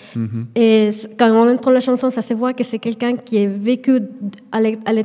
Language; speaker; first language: French; non-native, fluent; Spanish